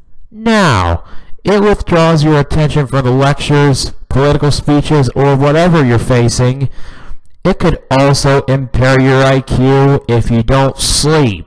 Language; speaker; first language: English; native; English